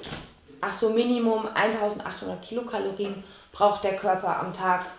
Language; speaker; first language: German; native; German